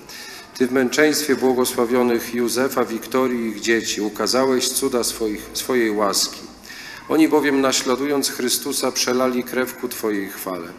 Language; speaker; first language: Polish; native; Polish